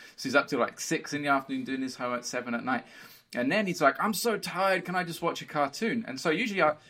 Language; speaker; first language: English; early bilingual, other home language; Portuguese